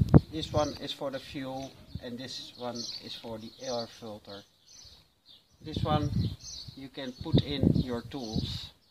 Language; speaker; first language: English; non-native, learner; Dutch